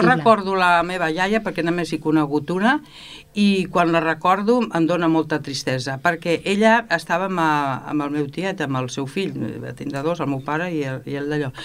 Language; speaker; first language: Catalan; native; Catalan